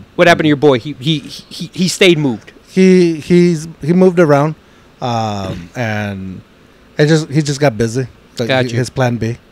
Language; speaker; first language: English; native; English